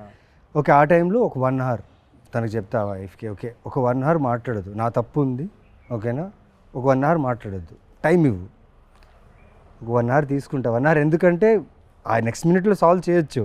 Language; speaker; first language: Telugu; native; Telugu